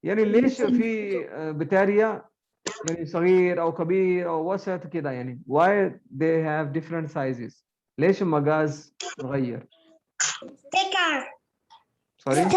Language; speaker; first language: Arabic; non-native, learner; Urdu